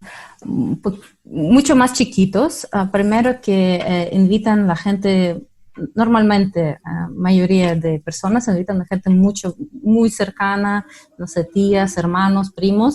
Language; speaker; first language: Spanish; non-native, fluent; Russian